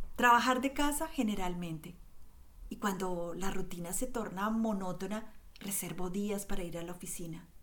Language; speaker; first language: Spanish; native; Spanish